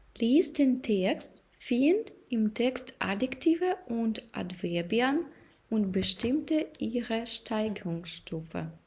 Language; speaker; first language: German; non-native, fluent; Ukrainian